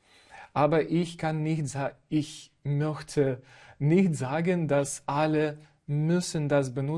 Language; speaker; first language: German; non-native, fluent; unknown